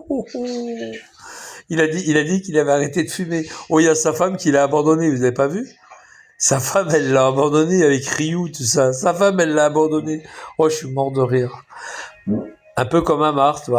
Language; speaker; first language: French; native; French